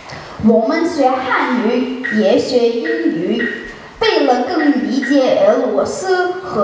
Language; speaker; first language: Chinese; non-native, learner; Russian